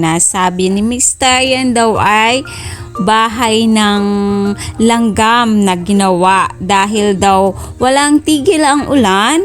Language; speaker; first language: Filipino; native; Filipino